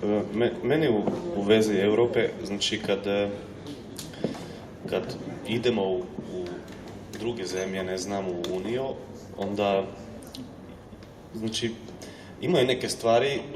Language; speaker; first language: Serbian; non-native, local second language; Hungarian